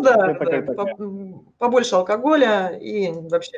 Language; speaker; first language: Russian; native; Russian